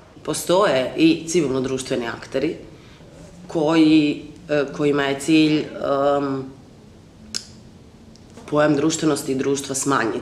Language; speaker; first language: Croatian; native; Croatian